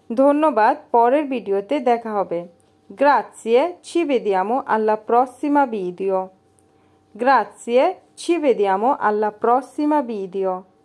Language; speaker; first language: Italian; non-native, learner; Bangla